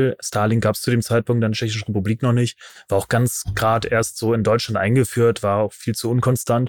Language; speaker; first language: German; native; German